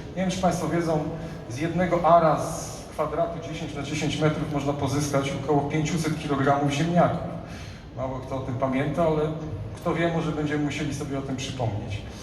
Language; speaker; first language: Polish; native; Polish